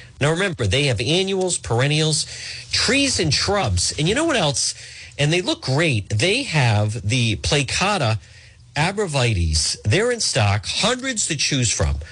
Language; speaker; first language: English; native; English